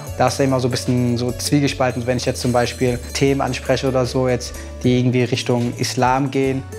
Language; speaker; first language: German; native; German